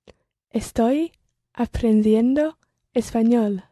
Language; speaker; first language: Spanish; non-native, learner; English